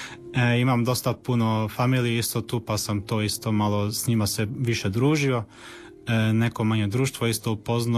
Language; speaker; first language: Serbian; early bilingual, heritage; Serbian